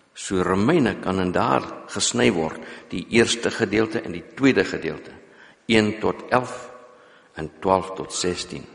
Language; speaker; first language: Afrikaans; non-native, local second language; English